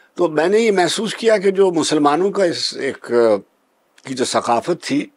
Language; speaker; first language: Urdu; native; Urdu